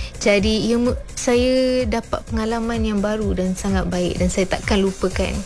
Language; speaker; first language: Malay; non-native, fluent; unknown